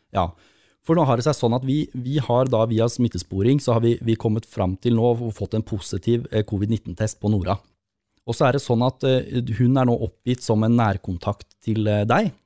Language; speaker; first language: Norwegian; native; Norwegian